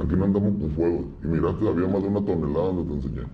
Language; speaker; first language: Spanish; native; Spanish